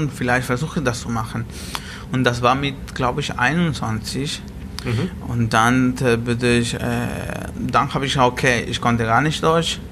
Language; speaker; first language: German; non-native, learner; Spanish